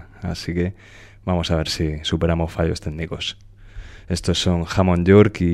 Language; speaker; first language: Spanish; native; Spanish